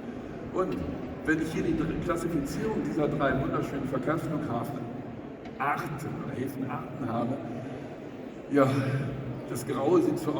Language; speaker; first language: German; native; German